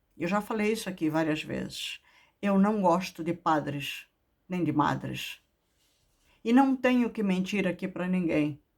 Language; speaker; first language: Portuguese; native; Portuguese